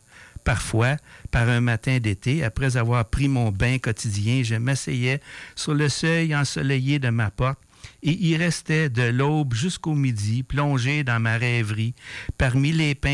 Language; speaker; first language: French; native; French